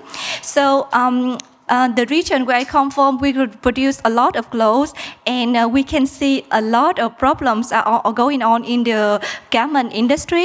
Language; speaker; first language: English; non-native, fluent; Vietnamese